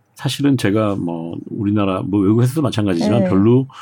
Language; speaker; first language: Korean; native; Korean